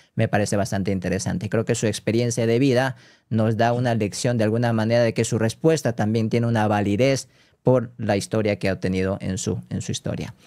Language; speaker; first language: Spanish; non-native, fluent; Korean